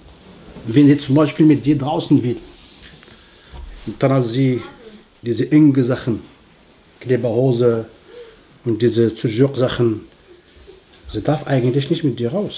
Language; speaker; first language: German; non-native, learner; Arabic